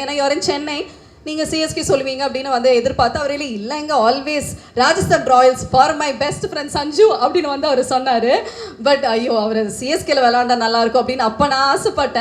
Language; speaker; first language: Tamil; native; Tamil